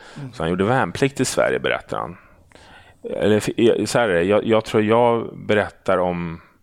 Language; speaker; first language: Swedish; native; Swedish